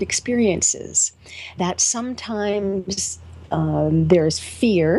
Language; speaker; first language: English; native; English